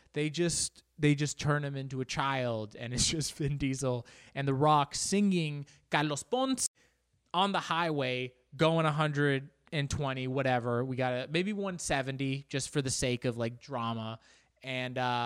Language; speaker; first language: English; native; English